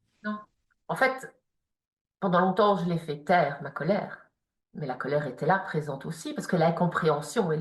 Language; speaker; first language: French; native; French